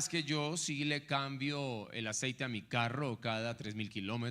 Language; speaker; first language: Spanish; native; Spanish